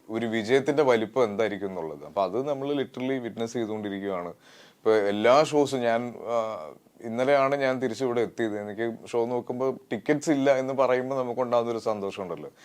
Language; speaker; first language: Malayalam; native; Malayalam